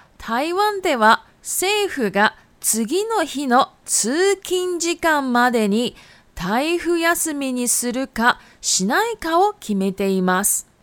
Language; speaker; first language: Japanese; native; Japanese